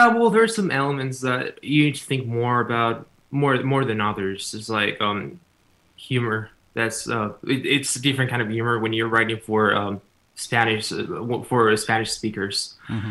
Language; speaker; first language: English; non-native, fluent; Spanish